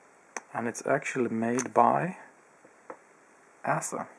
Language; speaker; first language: English; native; English